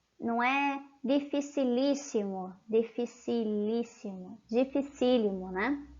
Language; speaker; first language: Portuguese; native; Portuguese